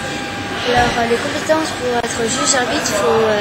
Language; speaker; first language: French; early bilingual, other home language; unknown